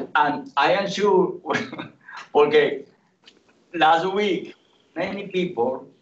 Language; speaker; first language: English; non-native, learner; Spanish